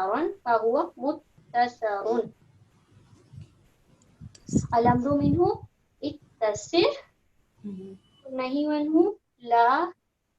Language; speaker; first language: Arabic; non-native, learner; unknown